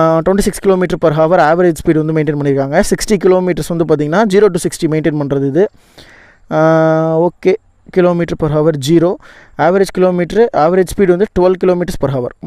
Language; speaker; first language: Tamil; native; Tamil